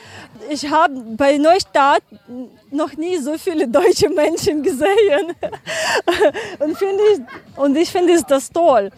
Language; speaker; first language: German; non-native, learner; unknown